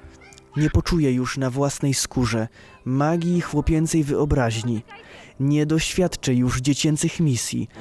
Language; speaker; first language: Polish; native; Polish